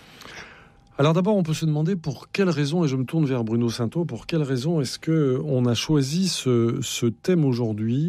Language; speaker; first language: French; native; French